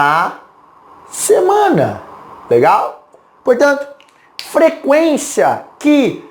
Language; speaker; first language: Portuguese; native; Portuguese